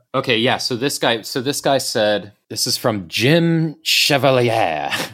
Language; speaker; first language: English; native; English